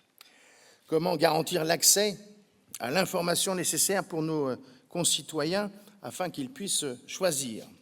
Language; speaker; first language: French; native; French